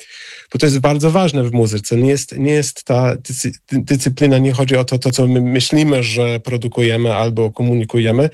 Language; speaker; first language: Polish; non-native, fluent; English